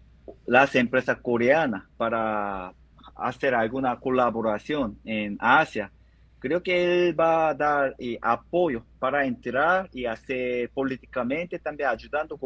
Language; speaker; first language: Spanish; non-native, fluent; Korean